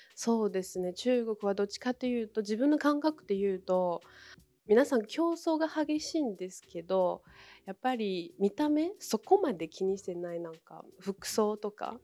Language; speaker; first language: Japanese; non-native, fluent; Chinese